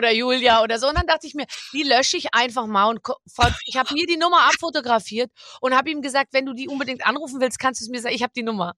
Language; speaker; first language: German; native; German